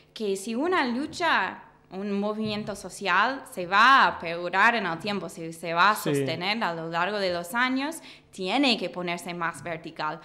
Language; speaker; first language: Spanish; non-native, fluent; English